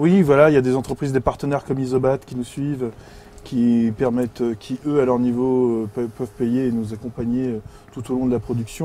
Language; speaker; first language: French; native; French